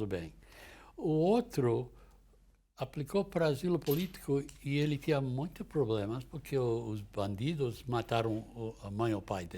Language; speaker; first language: Portuguese; non-native, fluent; English